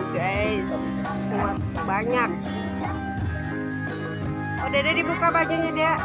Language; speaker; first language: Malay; non-native, local second language; Sundanese